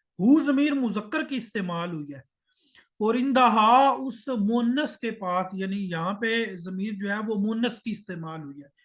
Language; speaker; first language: Urdu; native; Urdu